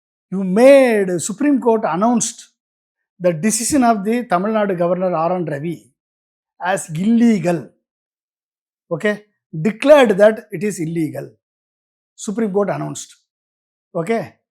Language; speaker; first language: English; non-native, local second language; Tamil